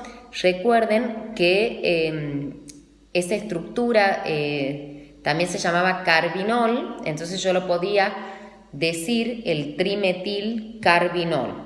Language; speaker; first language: Spanish; native; Spanish